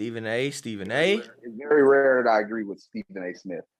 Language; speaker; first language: English; native; English